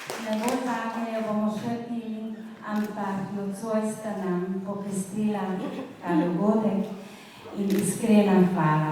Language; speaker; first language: Slovenian; native; Slovenian